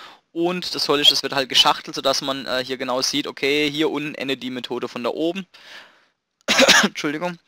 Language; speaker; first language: German; native; German